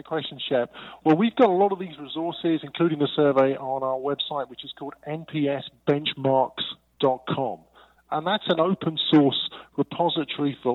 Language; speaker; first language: English; native; English